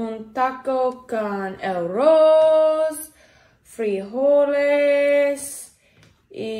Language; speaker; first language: Spanish; non-native, learner; English